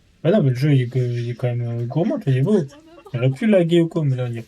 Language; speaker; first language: French; native; French